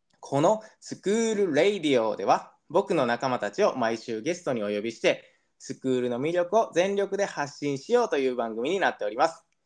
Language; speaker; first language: Japanese; native; Japanese